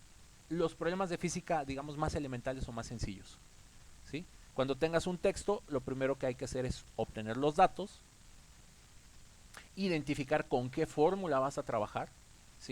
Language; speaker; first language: Spanish; native; Spanish